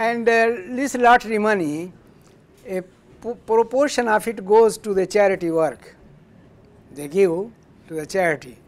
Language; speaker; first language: English; non-native, fluent; Urdu